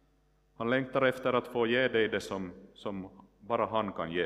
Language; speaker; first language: Swedish; non-native, local second language; Finnish